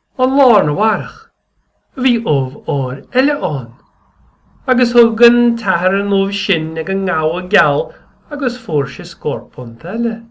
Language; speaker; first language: Irish; native; Irish